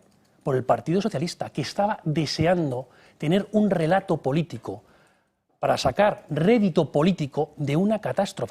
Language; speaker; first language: Spanish; native; Spanish